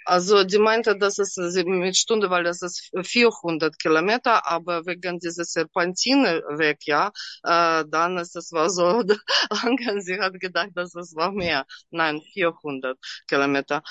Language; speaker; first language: German; non-native, learner; Russian